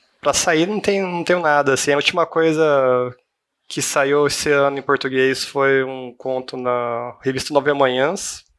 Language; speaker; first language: Portuguese; native; Portuguese